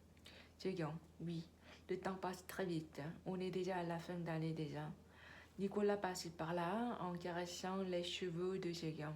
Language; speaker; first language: French; non-native, learner; Korean